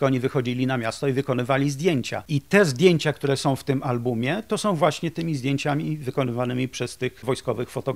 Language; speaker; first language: Polish; native; Polish